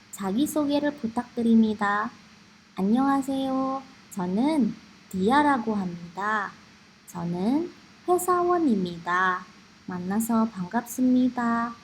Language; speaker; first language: Korean; non-native, fluent; Indonesian